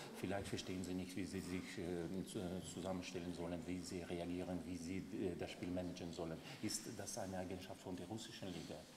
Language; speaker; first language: German; non-native, fluent; Russian